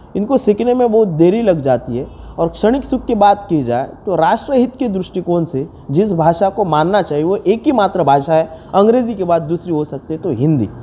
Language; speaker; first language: Hindi; non-native, local second language; Marathi